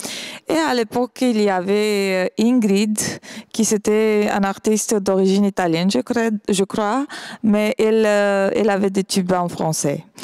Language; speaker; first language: French; non-native, fluent; Romanian